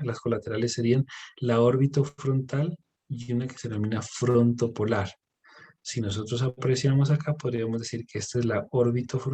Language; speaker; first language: Spanish; native; Spanish